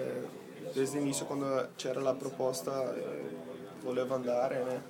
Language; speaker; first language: Italian; non-native, learner; Portuguese